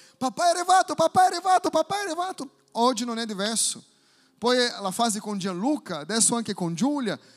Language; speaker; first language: Italian; non-native, fluent; Portuguese